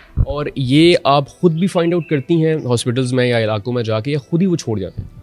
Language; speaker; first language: Urdu; native; Urdu